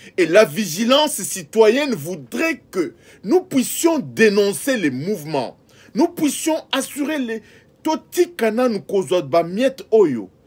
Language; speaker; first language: French; non-native, local second language; Lingala